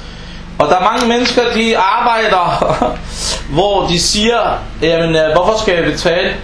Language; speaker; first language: Danish; early bilingual, other home language; Arabic